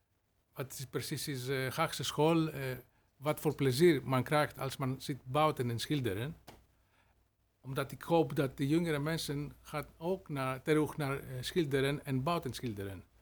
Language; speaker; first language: Dutch; non-native, learner; Greek